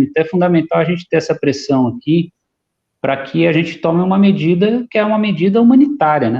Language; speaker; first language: Portuguese; native; Portuguese